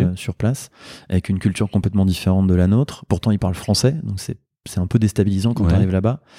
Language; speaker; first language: French; native; French